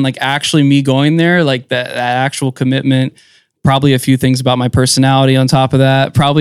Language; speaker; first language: English; native; English